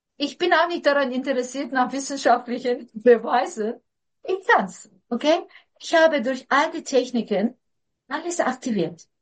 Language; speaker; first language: German; non-native, fluent; Turkish